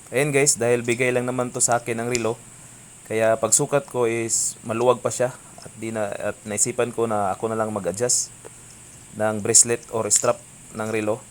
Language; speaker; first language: Filipino; non-native, local second language; Cebuano